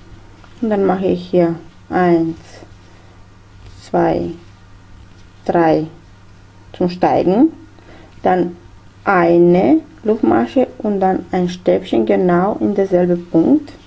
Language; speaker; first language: German; non-native, fluent; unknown